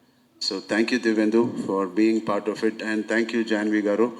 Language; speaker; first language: Tamil; non-native, local second language; Telugu